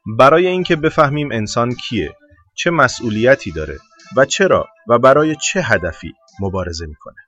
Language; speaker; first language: Persian; native; Persian